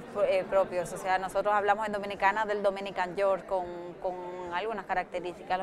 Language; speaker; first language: Spanish; native; Spanish